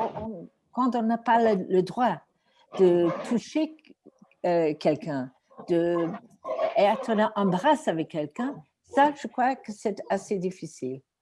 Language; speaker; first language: French; non-native, learner; Greek